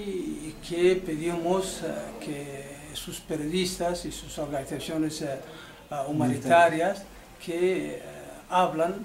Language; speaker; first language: Spanish; non-native, fluent; Arabic